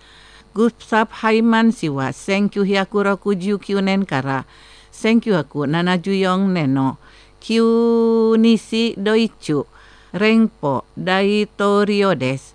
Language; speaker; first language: Japanese; non-native, fluent; Indonesian